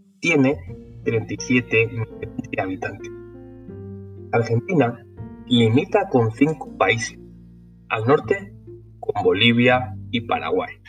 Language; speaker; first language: Spanish; non-native, learner; Norwegian